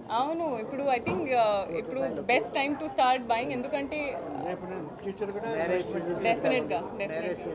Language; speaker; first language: Telugu; non-native, learner; Hindi